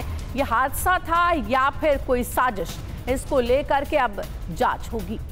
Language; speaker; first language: Hindi; native; Hindi